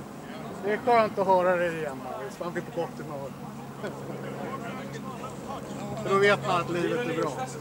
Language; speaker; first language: Swedish; native; Swedish